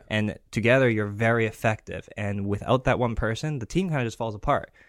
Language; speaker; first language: English; early bilingual, other home language; Greek